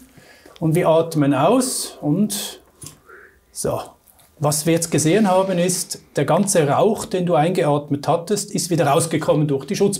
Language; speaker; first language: German; native; German